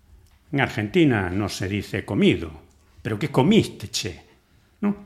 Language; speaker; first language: Galician; native; Galician